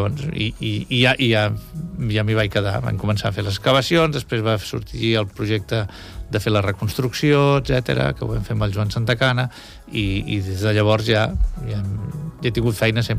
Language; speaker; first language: Catalan; native; Catalan